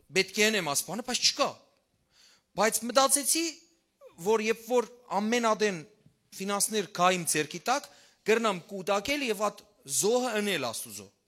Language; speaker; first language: Armenian; early bilingual, heritage; Armenian